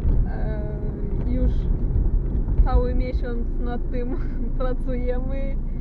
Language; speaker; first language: Polish; non-native, fluent; Russian